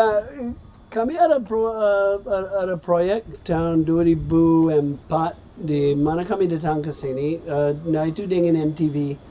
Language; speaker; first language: Indonesian; non-native, fluent; English